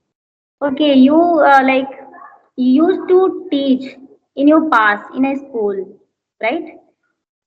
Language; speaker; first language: English; non-native, learner; Hindi